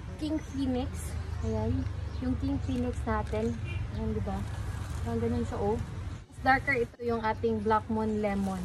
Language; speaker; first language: Filipino; non-native, local second language; Cebuano